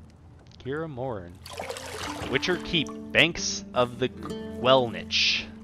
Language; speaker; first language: English; native; English